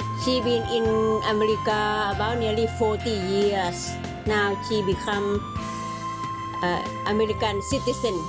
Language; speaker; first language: English; non-native, learner; Thai